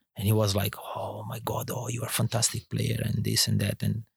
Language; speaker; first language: English; non-native, fluent; Portuguese